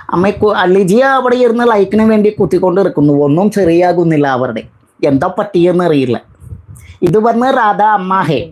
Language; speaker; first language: Malayalam; non-native, learner; Bangla